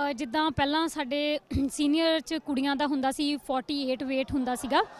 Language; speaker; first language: Punjabi; native; Punjabi